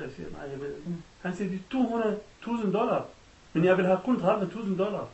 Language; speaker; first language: Danish; non-native, learner; Arabic